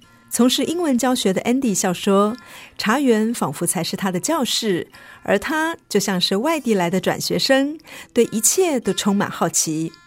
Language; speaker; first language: Chinese; native; Chinese